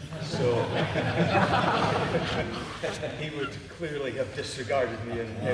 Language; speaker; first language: English; native; English